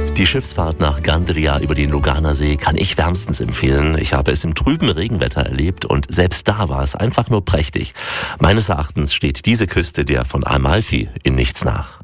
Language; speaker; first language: German; native; German